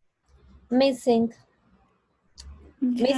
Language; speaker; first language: English; non-native, fluent; Spanish